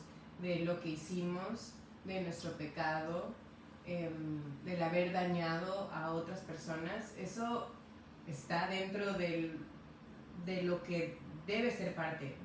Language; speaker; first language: Spanish; native; Spanish